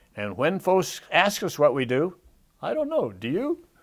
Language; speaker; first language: English; native; English